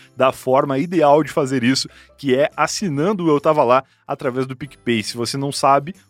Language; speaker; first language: Portuguese; native; Portuguese